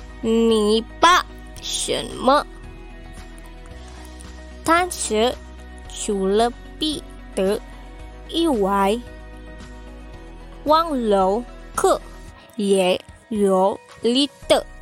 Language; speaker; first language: Chinese; non-native, learner; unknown